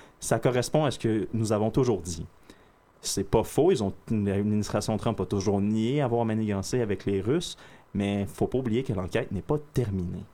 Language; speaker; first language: French; native; French